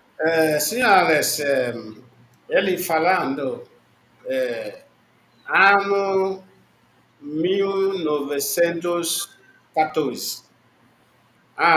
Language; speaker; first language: Portuguese; non-native, learner; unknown